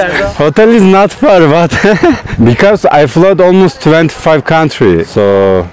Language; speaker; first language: English; non-native, learner; Turkish